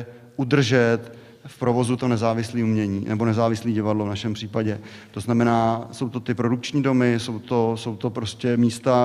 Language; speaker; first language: Czech; native; Czech